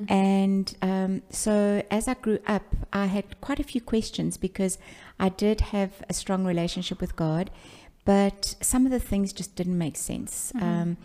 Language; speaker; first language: English; native; English